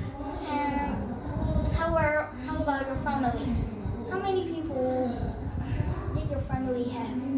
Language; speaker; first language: English; non-native, learner; Vietnamese